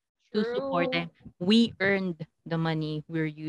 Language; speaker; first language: English; non-native, local second language; Filipino